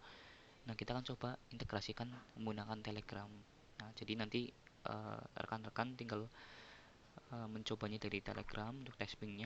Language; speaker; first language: Indonesian; native; Indonesian